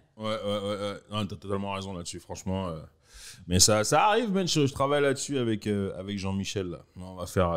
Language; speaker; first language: French; native; French